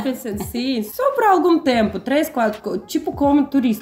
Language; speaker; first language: Portuguese; non-native, learner; Russian